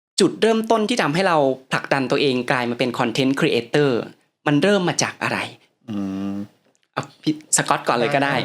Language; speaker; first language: Thai; native; Thai